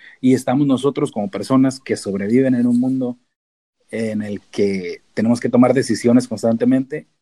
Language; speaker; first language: Spanish; native; Spanish